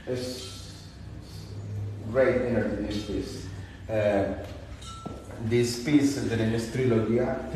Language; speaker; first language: English; non-native, learner; Spanish